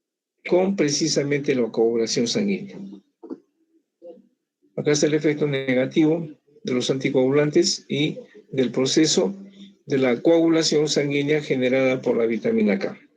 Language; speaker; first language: Spanish; native; Spanish